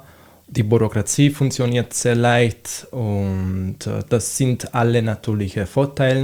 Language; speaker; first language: German; non-native, fluent; Italian